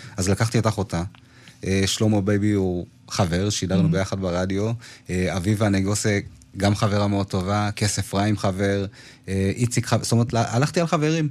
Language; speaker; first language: Hebrew; early bilingual, other home language; Amharic